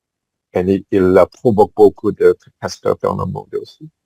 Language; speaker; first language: French; non-native, fluent; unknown